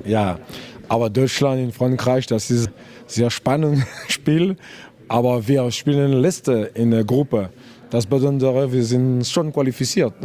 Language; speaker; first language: German; non-native, learner; French